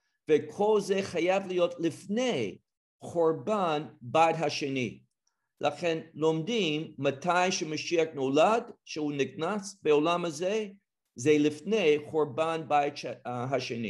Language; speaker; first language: Hebrew; non-native, fluent; English